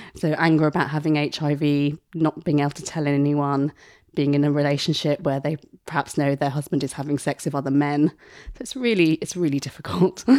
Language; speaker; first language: English; native; English